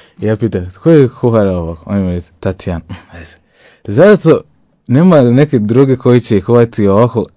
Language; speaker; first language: Croatian; non-native, learner; French